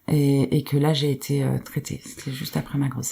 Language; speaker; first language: French; native; French